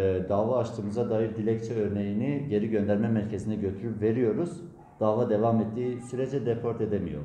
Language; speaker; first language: Turkish; native; Turkish